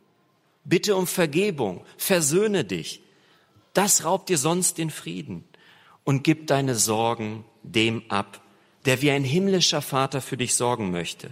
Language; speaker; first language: German; native; German